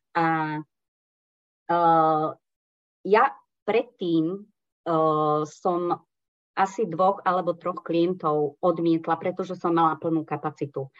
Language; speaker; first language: Slovak; non-native, local second language; Hungarian